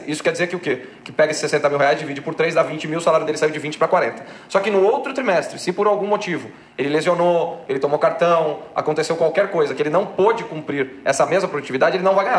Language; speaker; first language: Portuguese; native; Portuguese